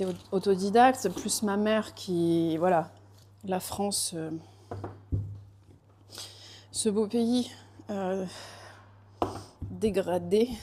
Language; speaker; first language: French; native; French